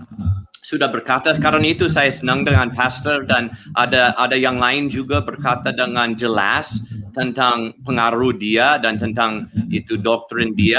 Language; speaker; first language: Indonesian; non-native, learner; English